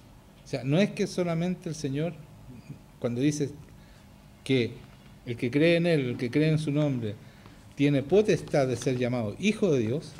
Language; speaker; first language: Spanish; native; Spanish